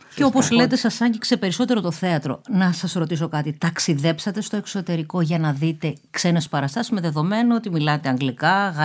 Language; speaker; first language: Greek; native; Greek